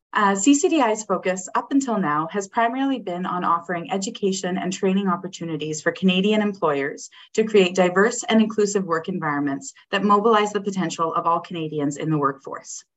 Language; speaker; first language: English; native; English